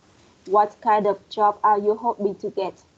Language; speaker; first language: English; non-native, fluent; Vietnamese